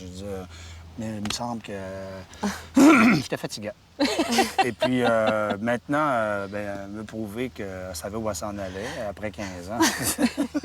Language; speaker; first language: French; native; French